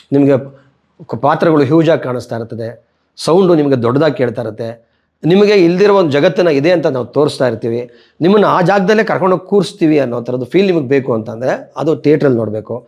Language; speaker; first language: Kannada; native; Kannada